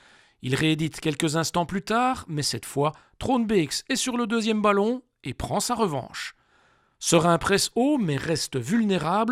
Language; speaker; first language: French; native; French